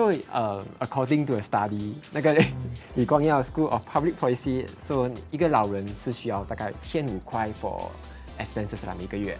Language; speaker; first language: Chinese; native; Chinese